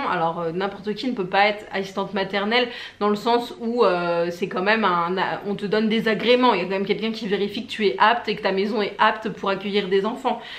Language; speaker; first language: French; native; French